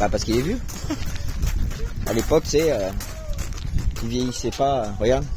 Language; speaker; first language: French; native; French